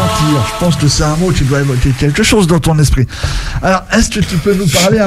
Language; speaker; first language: French; native; French